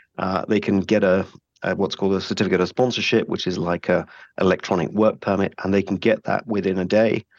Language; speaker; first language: English; native; English